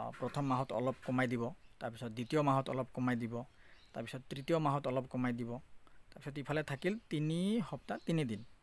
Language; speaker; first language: Assamese; non-native, local second language; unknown